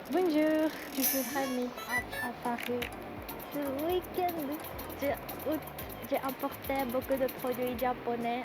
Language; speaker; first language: French; non-native, learner; Japanese